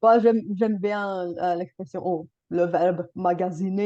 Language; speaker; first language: French; non-native, fluent; Bulgarian